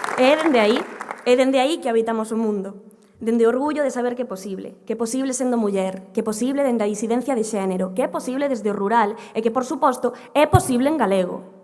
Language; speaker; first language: Galician; native; Galician